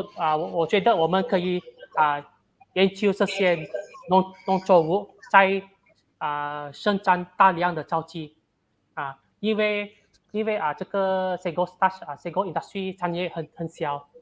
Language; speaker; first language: Chinese; non-native, local second language; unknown